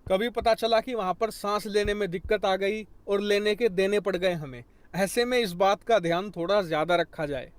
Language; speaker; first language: Hindi; native; Hindi